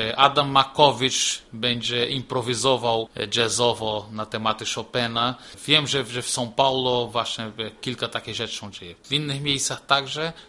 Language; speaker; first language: Polish; non-native, fluent; Portuguese